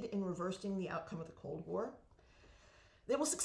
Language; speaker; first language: English; native; English